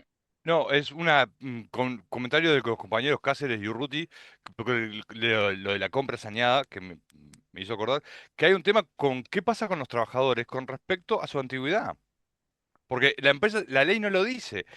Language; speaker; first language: Spanish; native; Spanish